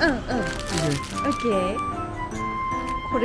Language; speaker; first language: Japanese; non-native, learner; Chinese